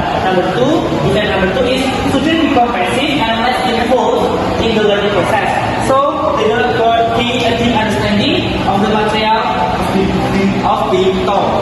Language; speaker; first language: English; non-native, learner; Indonesian